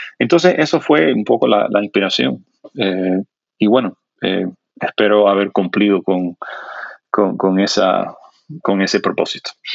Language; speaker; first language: Spanish; non-native, fluent; English